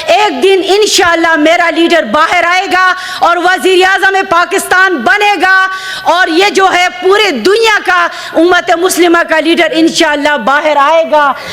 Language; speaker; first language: Urdu; non-native, local second language; Khowar